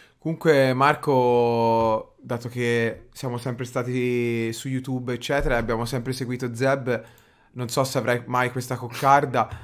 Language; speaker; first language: Italian; native; Italian